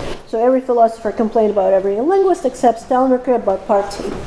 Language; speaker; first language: English; non-native, fluent; Russian